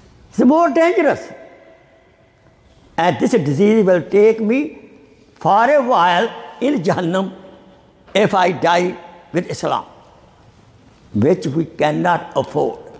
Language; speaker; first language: English; non-native, local second language; Urdu